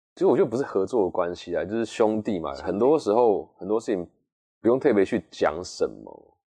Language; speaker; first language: Chinese; native; Chinese